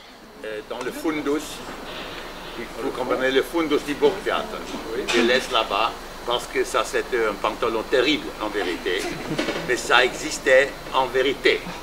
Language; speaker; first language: French; non-native, learner; German